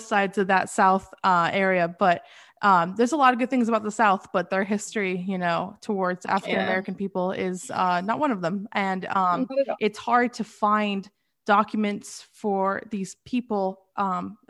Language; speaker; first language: English; native; English